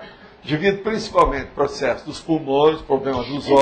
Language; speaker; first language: Portuguese; native; Portuguese